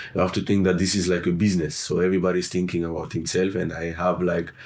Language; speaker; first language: English; non-native, fluent; French